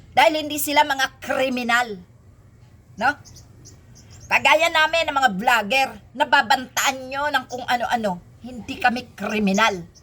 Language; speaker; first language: Filipino; native; Filipino